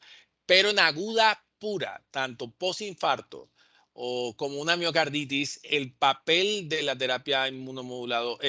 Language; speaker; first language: Spanish; native; Spanish